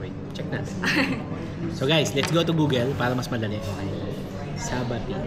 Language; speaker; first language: Filipino; native; Filipino